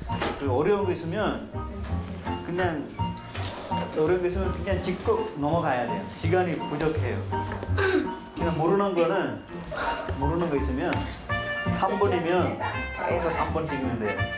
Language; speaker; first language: Korean; non-native, fluent; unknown